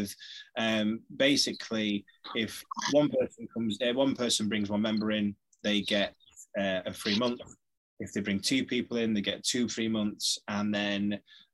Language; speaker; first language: English; native; English